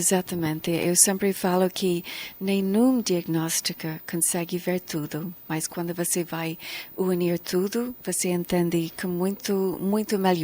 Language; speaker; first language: Portuguese; non-native, fluent; English